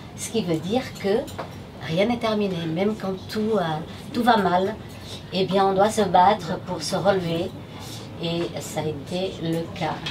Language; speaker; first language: French; non-native, fluent; Portuguese